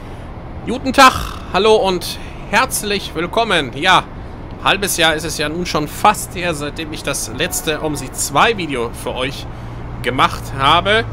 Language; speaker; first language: German; native; German